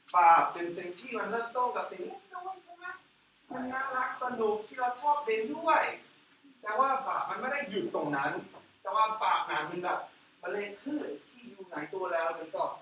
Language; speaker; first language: Thai; non-native, fluent; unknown